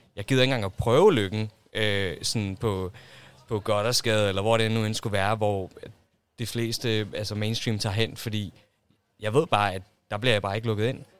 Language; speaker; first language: Danish; early bilingual, other home language; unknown